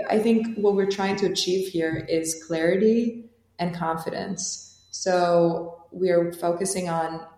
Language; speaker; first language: English; non-native, fluent; Albanian